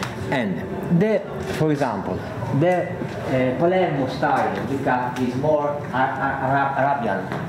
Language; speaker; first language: English; non-native, learner; Italian